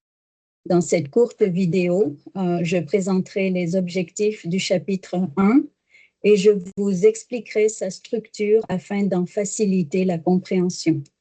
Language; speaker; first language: French; non-native, learner; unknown